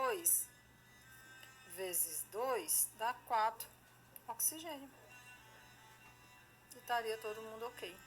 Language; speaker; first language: Portuguese; native; Portuguese